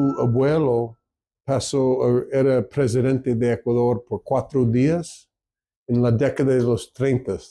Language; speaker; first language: Spanish; non-native, fluent; English